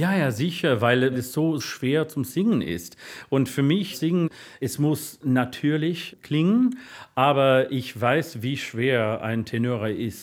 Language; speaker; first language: German; non-native, fluent; English